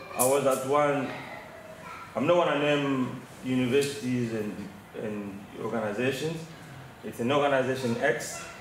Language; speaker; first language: English; non-native, fluent; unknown